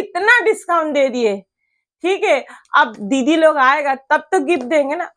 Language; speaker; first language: Hindi; non-native, local second language; Bangla